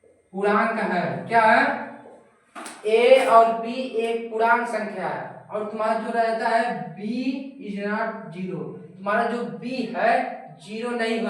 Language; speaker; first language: Hindi; native; Hindi